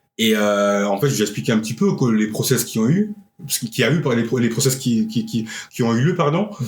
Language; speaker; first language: French; early bilingual, other home language; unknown